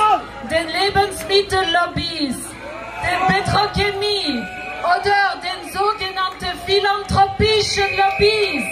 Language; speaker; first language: German; non-native, fluent; French